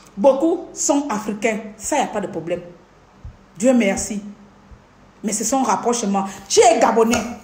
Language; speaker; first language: French; non-native, local second language; Fang